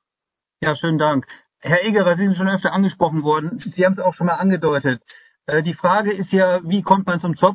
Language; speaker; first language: German; native; German